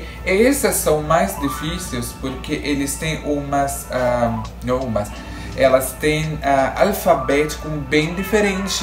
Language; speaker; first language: Portuguese; non-native, fluent; Arabic